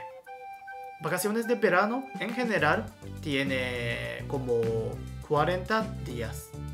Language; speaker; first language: Spanish; non-native, fluent; Japanese